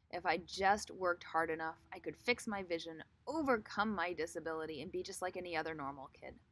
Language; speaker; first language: English; native; English